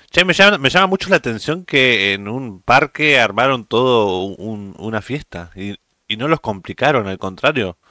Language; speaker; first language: Spanish; native; Spanish